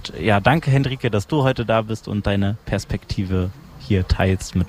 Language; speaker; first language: German; native; German